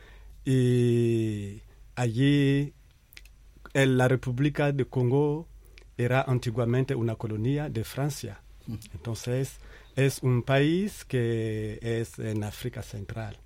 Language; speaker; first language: Spanish; non-native, fluent; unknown